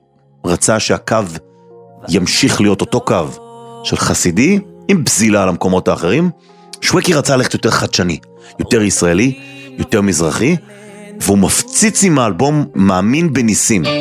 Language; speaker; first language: Hebrew; native; Hebrew